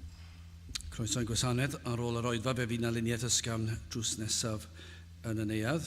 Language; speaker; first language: Welsh; native; Welsh